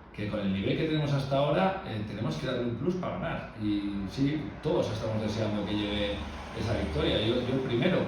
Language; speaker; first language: Spanish; non-native, local second language; Basque